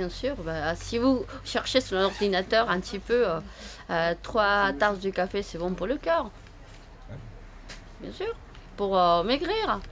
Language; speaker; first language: French; non-native, fluent; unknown